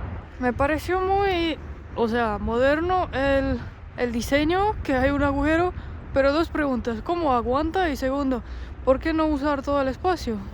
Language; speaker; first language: Spanish; non-native, fluent; Polish